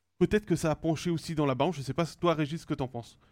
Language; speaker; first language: French; native; French